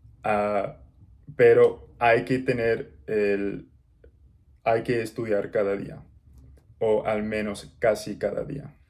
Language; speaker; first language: Spanish; non-native, learner; English